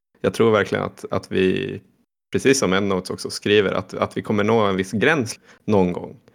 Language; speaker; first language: Swedish; native; Swedish